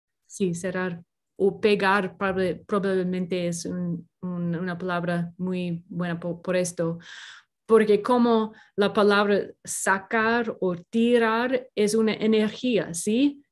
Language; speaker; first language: Spanish; non-native, learner; English